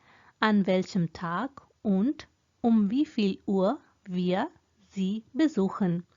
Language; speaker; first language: German; non-native, fluent; Hindi